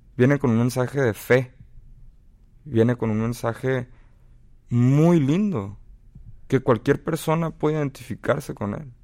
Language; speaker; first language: Spanish; native; Spanish